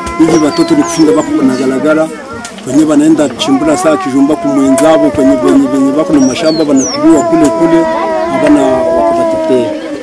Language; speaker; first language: Swahili; non-native, local second language; Kinyarwanda